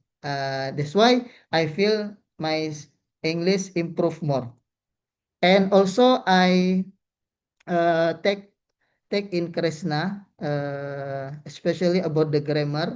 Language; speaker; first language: English; non-native, learner; Indonesian